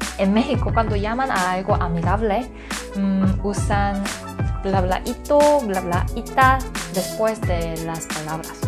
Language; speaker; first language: Spanish; non-native, learner; Korean